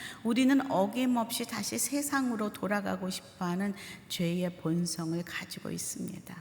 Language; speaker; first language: Korean; native; Korean